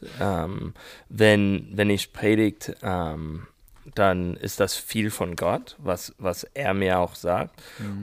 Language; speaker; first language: German; non-native, learner; English